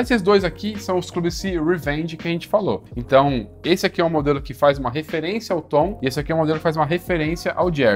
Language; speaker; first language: Portuguese; native; Portuguese